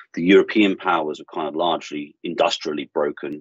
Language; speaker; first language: English; native; English